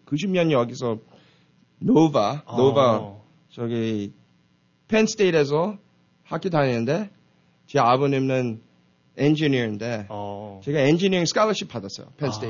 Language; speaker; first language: Korean; early bilingual, heritage; Korean